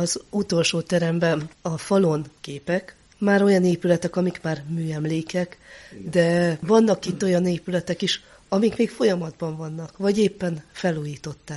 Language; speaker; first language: Hungarian; native; Hungarian